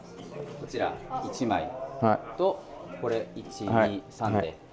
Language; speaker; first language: Japanese; native; Japanese